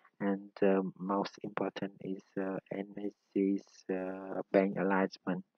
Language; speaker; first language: English; non-native, learner; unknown